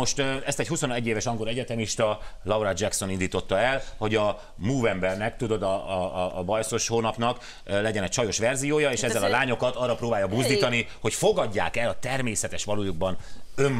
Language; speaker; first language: Hungarian; native; Hungarian